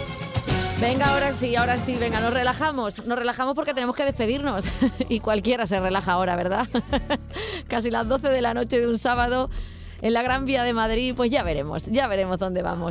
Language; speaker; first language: Spanish; native; Spanish